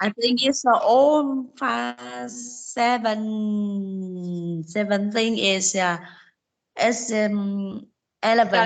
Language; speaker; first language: English; non-native, learner; Vietnamese